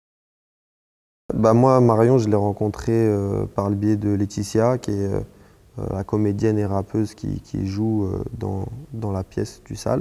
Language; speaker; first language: French; native; French